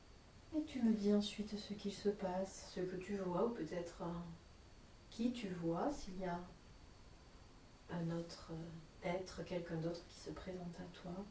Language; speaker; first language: French; native; French